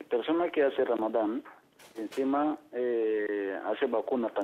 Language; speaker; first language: Spanish; non-native, learner; Arabic